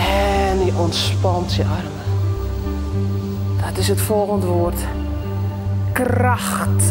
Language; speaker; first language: Dutch; native; Dutch